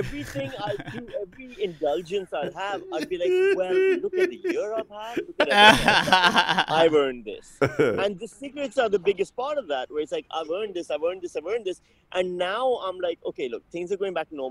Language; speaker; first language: English; non-native, local second language; Urdu